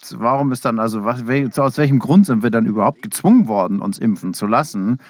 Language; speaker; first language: German; non-native, fluent; English